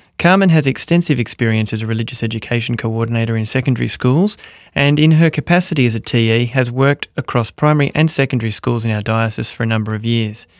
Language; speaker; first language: English; native; English